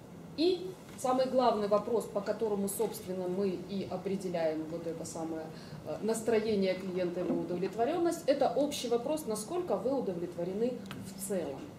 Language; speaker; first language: Russian; native; Russian